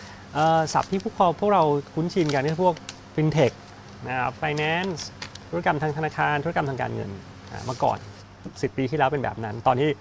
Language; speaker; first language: Thai; native; Thai